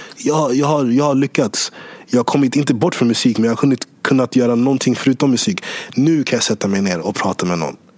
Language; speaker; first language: Swedish; early bilingual, other home language; English